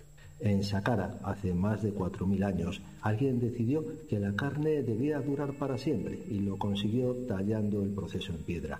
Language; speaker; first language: Spanish; native; Spanish